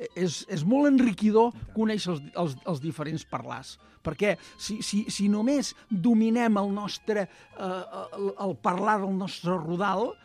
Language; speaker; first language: Catalan; native; Catalan